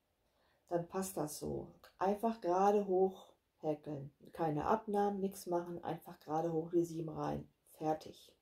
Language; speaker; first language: German; native; German